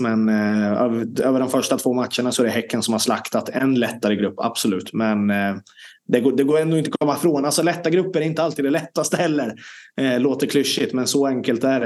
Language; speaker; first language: Swedish; native; Swedish